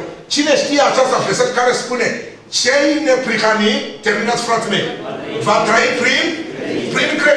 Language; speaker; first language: Romanian; non-native, learner; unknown